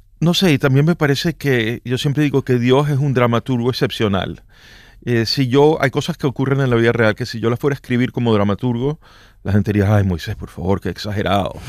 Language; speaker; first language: Spanish; native; Spanish